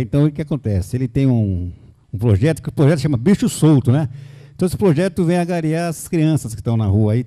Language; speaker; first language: Portuguese; native; Portuguese